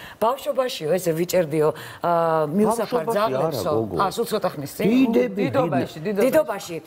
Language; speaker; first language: Georgian; native; Georgian